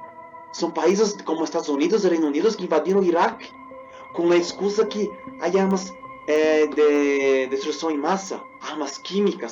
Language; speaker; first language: Portuguese; non-native, fluent; Spanish